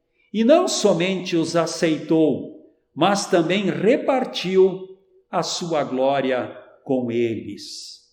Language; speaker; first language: Portuguese; native; Portuguese